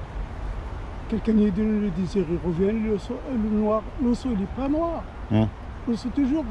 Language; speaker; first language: French; non-native, learner; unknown